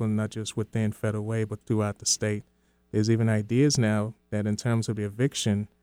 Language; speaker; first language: English; early bilingual, other home language; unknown